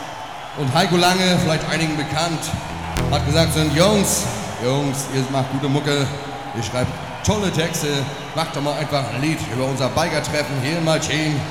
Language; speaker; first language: German; native; German